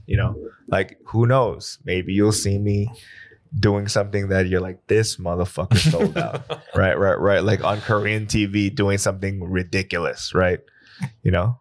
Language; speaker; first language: English; native; English